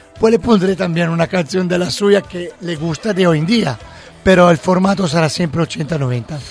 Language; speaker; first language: Spanish; non-native, fluent; Italian